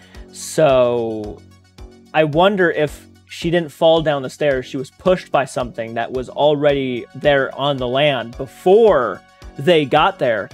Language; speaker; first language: English; native; English